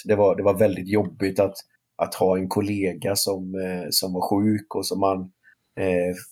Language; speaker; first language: Swedish; native; Swedish